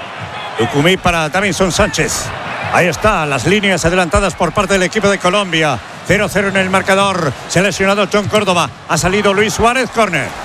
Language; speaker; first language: Spanish; native; Spanish